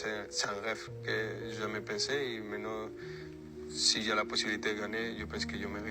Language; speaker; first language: French; non-native, fluent; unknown